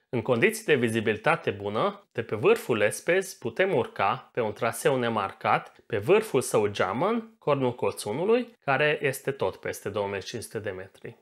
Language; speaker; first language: Romanian; non-native, local second language; Hungarian